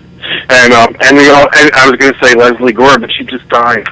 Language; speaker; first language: English; native; English